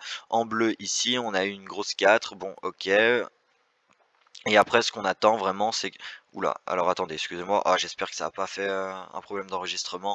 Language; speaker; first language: French; native; French